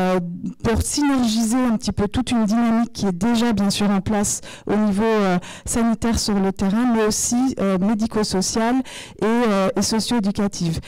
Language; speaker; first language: French; native; French